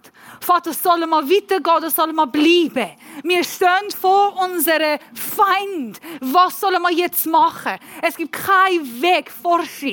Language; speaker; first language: German; non-native, learner; Persian